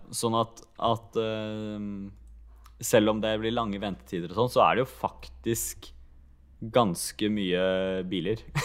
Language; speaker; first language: Norwegian; early bilingual, other home language; Hungarian